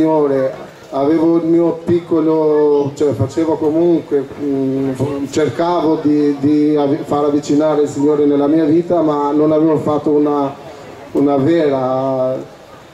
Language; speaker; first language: Italian; non-native, fluent; Albanian